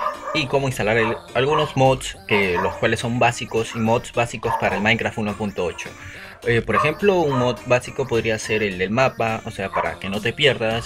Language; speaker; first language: Spanish; native; Spanish